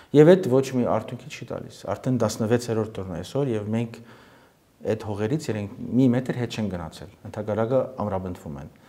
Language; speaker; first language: Armenian; early bilingual, heritage; Armenian